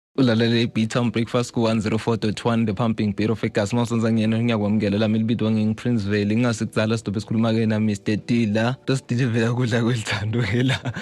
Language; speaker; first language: Zulu; non-native, local second language; Swati